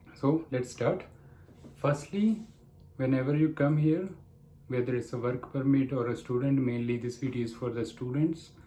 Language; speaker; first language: English; non-native, local second language; Punjabi